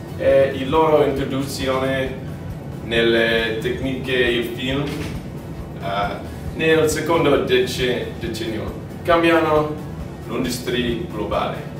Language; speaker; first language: Italian; non-native, learner; English